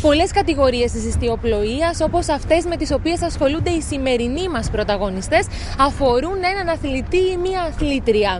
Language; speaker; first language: Greek; native; Greek